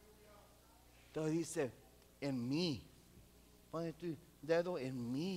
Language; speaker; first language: Spanish; non-native, local second language; English